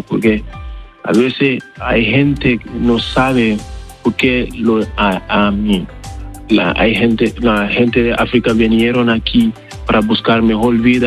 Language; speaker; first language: Spanish; non-native, learner; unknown